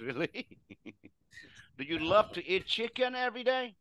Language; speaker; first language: English; non-native, fluent; Vietnamese